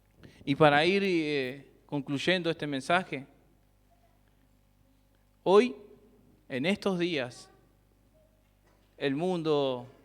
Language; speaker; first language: Spanish; native; Spanish